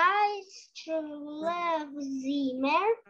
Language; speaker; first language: German; non-native, learner; Ukrainian